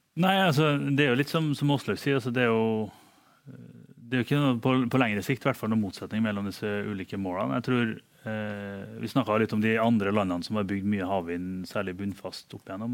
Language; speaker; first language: Norwegian; native; Norwegian